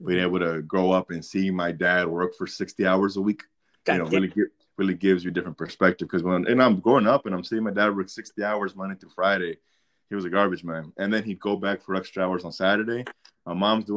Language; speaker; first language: English; native; English